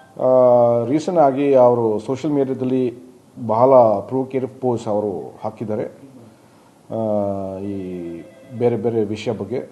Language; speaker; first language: Kannada; non-native, fluent; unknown